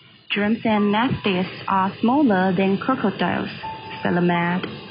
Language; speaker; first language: English; non-native, fluent; Chinese